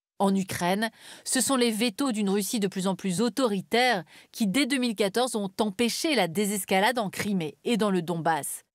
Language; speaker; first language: French; native; French